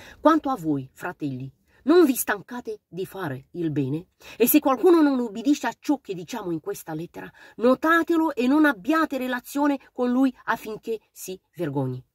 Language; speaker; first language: Italian; non-native, fluent; Romanian